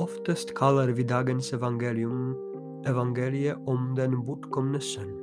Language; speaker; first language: Norwegian; non-native, fluent; Polish